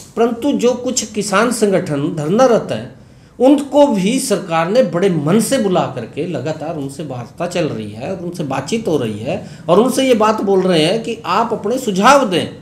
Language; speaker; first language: Hindi; native; Hindi